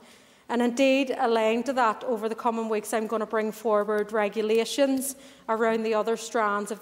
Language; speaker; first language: English; native; English